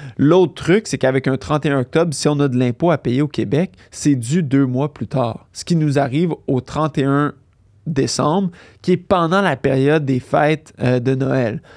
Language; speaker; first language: French; native; French